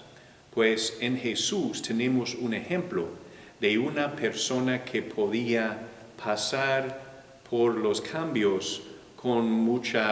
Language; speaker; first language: Spanish; non-native, fluent; English